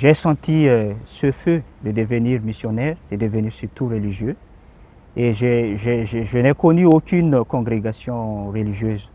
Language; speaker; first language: French; non-native, local second language; Malagasy